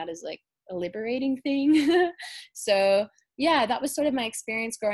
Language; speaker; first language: English; native; English